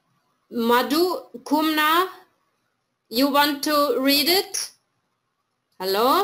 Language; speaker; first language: English; non-native, fluent; German